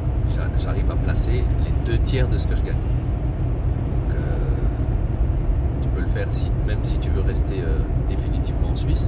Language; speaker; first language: French; native; French